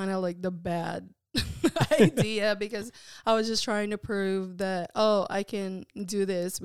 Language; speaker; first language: English; non-native, local second language; Filipino